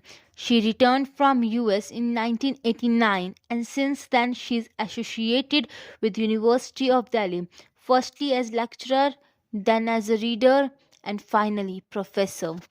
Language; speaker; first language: English; non-native, local second language; Hindi